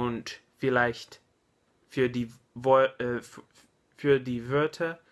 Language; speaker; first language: German; non-native, learner; English